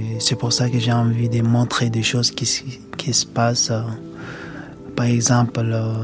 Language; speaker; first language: French; non-native, learner; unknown